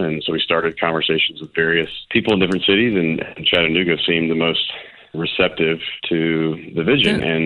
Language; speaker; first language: English; native; English